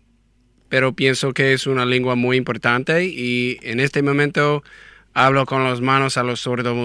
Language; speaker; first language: Spanish; non-native, learner; English